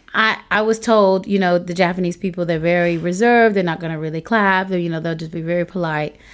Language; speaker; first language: English; native; English